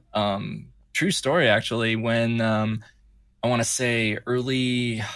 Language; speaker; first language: English; native; English